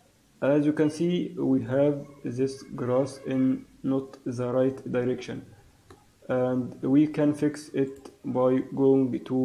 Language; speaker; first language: English; non-native, fluent; Arabic